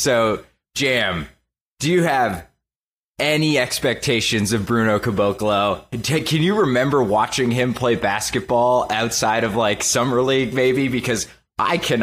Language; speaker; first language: English; native; English